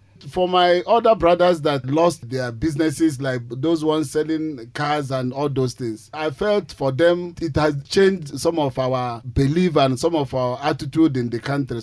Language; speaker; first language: English; non-native, local second language; Igbo